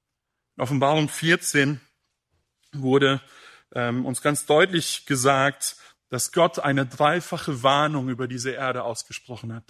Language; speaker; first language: German; native; German